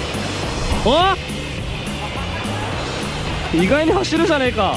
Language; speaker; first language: Japanese; native; Japanese